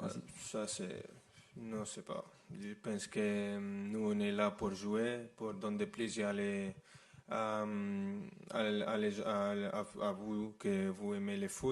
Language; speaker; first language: French; non-native, fluent; Spanish